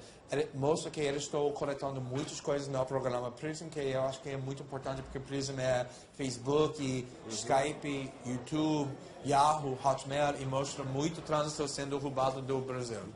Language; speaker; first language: Portuguese; non-native, fluent; English